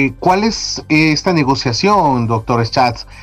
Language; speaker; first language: Spanish; native; Spanish